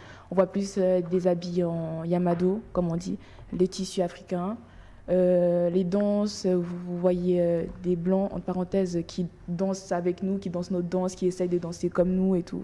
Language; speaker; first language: French; early bilingual, other home language; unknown